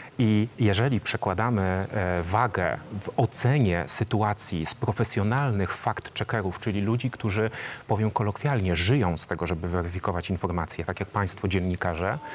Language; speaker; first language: Polish; native; Polish